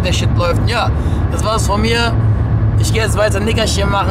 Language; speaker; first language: German; native; German